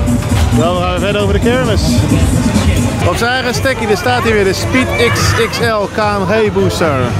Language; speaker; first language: Dutch; native; Dutch